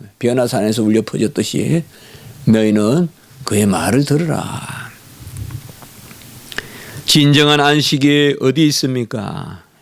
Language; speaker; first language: Korean; native; Korean